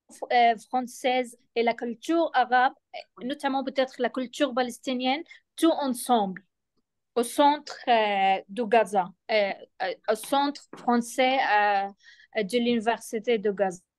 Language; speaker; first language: French; non-native, learner; Arabic